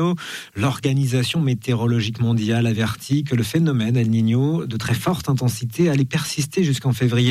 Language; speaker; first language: French; native; French